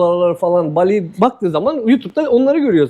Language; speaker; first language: Turkish; native; Turkish